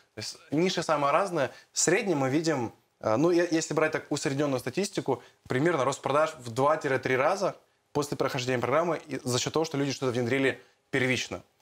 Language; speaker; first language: Russian; native; Russian